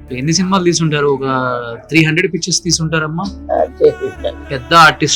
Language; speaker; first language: Telugu; native; Telugu